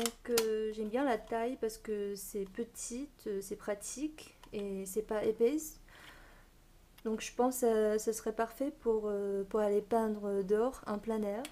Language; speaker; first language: French; non-native, fluent; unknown